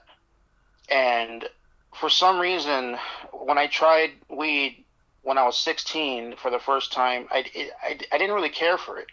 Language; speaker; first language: English; native; English